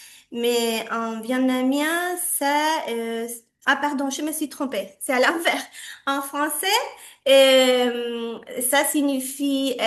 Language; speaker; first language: French; non-native, fluent; Spanish